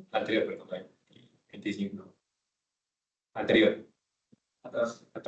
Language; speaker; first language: Spanish; native; Spanish